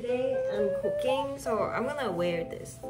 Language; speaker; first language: English; non-native, local second language; Cantonese